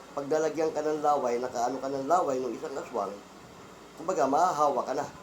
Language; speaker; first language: Filipino; non-native, local second language; Cebuano